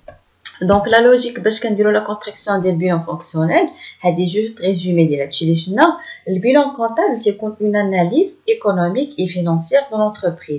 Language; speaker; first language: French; non-native, local second language; Arabic